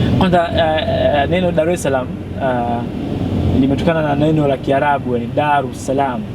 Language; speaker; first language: Swahili; native; Swahili